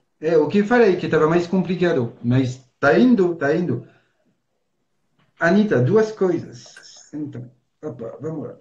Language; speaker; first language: Portuguese; non-native, fluent; French